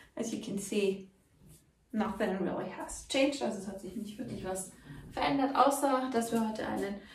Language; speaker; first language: German; native; German